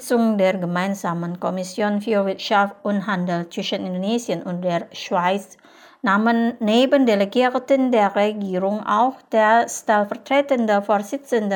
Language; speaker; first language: German; non-native, fluent; Indonesian